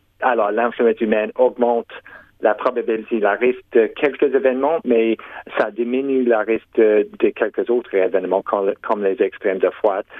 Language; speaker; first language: French; non-native, local second language; English